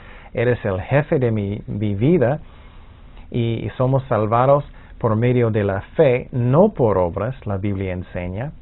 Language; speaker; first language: Spanish; non-native, fluent; English